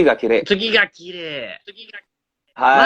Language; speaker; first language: Japanese; non-native, learner; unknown